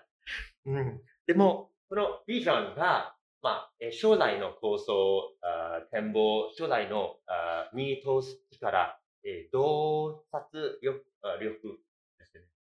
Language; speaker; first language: Japanese; non-native, fluent; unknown